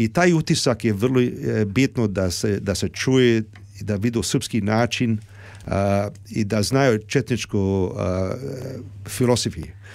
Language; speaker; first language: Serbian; early bilingual, heritage; Serbian